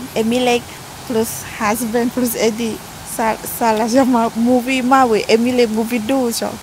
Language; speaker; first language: Polish; non-native, learner; Thai